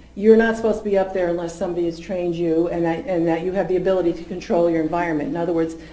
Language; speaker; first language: English; native; English